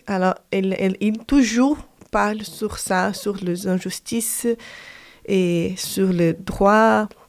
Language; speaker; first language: French; non-native, fluent; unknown